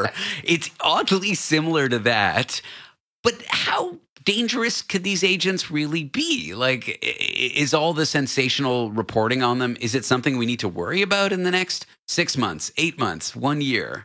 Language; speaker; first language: English; native; English